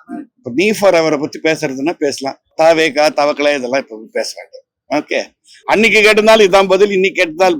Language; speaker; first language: Tamil; native; Tamil